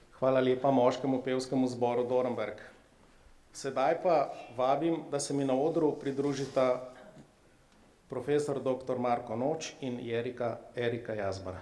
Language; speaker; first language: Slovenian; native; Slovenian